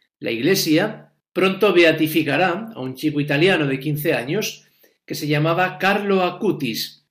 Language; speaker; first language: Spanish; native; Spanish